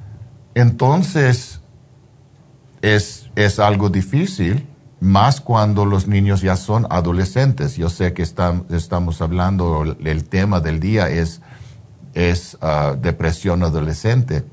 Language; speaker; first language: Spanish; early bilingual, heritage; Spanish